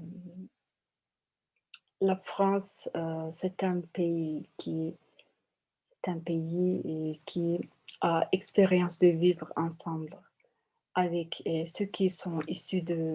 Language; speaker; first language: French; non-native, learner; Turkish